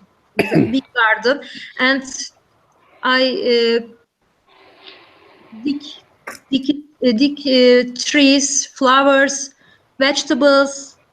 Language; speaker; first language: English; non-native, learner; Turkish